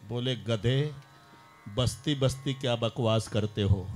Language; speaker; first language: Hindi; non-native, local second language; Marathi